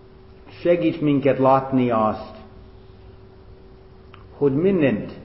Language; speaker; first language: Hungarian; non-native, fluent; English